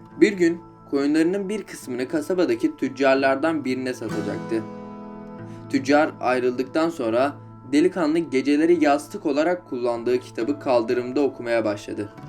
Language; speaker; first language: Turkish; native; Turkish